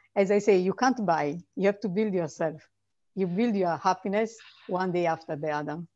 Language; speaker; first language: English; non-native, fluent; Italian